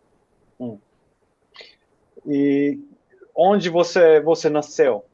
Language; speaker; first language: Portuguese; non-native, fluent; Finnish